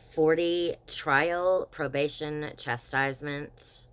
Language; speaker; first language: English; native; English